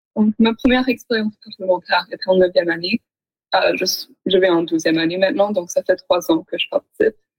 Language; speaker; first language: French; native; French